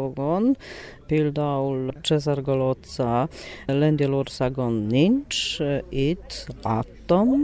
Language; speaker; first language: Hungarian; non-native, learner; Polish